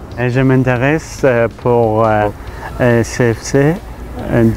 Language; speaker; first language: French; non-native, learner; Pashto